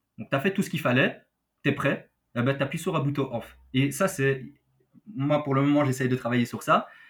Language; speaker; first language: French; native; French